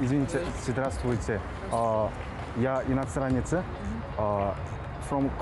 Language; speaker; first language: Russian; non-native, learner; Korean